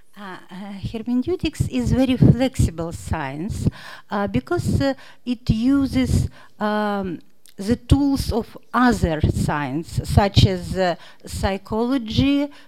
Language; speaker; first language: English; non-native, fluent; Russian